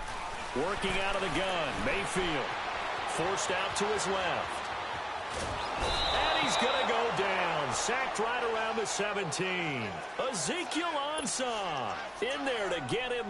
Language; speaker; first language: English; native; English